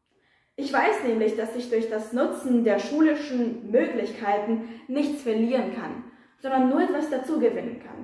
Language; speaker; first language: German; non-native, fluent; Polish